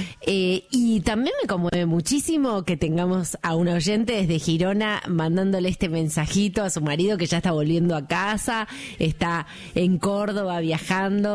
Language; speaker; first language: Spanish; native; Spanish